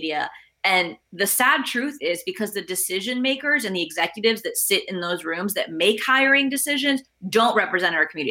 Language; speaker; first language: English; early bilingual, other home language; Spanish